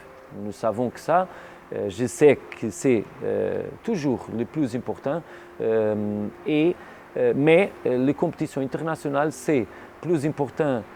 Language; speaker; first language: French; non-native, learner; Portuguese